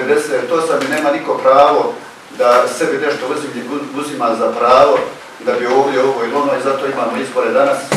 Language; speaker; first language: Croatian; native; Croatian